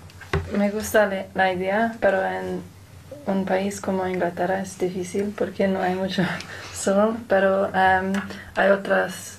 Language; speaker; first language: Spanish; non-native, learner; English